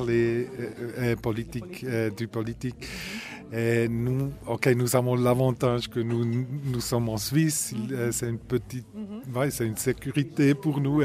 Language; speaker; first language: French; non-native, local second language; German